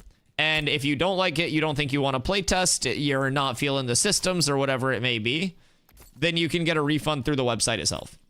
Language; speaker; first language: English; native; English